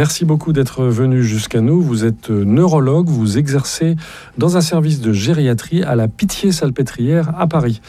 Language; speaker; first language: French; native; French